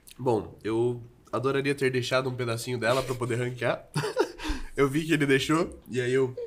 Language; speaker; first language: Portuguese; native; Portuguese